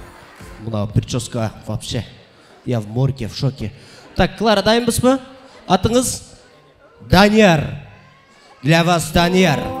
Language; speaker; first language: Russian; non-native, local second language; Kyrgyz